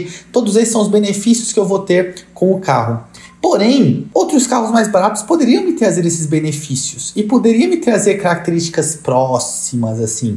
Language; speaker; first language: Portuguese; native; Portuguese